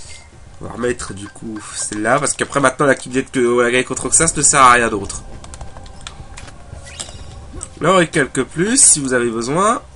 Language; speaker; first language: French; native; French